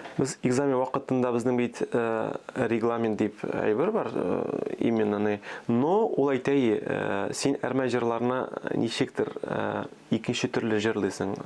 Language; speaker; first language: Tatar; early bilingual, other home language; Armenian